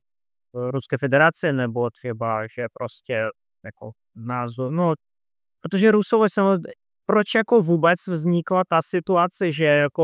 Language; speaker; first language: Czech; non-native, fluent; Russian